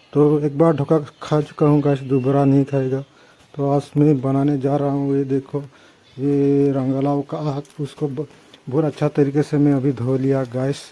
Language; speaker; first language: Hindi; non-native, local second language; Assamese